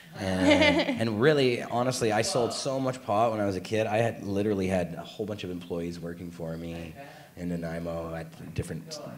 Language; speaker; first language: English; native; English